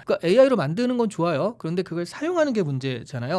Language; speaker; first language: Korean; native; Korean